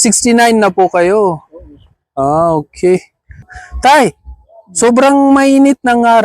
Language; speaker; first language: Filipino; non-native, fluent; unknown